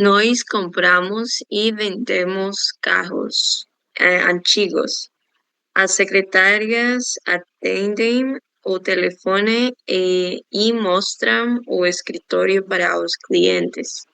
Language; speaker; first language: Portuguese; non-native, learner; Spanish